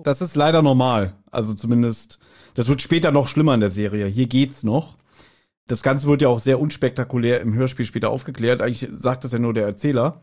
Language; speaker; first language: German; native; German